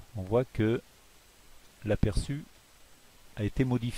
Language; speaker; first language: French; native; French